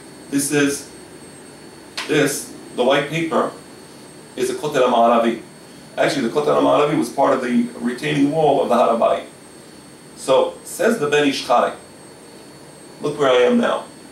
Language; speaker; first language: English; native; English